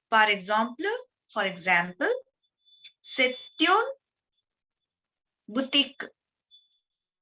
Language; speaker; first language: French; non-native, fluent; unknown